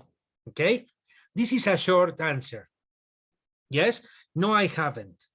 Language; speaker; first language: English; non-native, fluent; Spanish